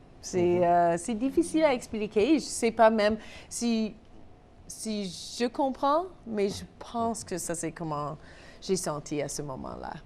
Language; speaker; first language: French; non-native, local second language; English